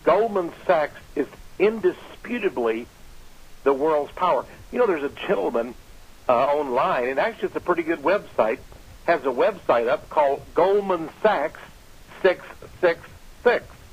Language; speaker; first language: English; native; English